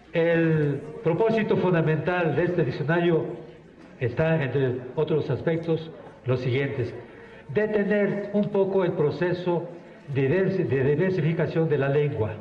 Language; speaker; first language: Spanish; non-native, local second language; Mixtepec Mixtec